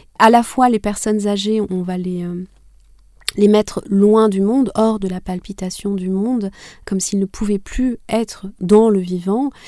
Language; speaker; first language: French; non-native, local second language; Kinyarwanda